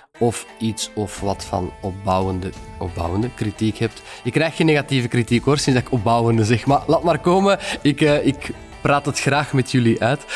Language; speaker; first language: Dutch; native; Dutch